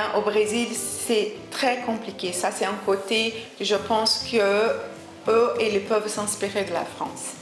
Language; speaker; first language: French; non-native, fluent; Portuguese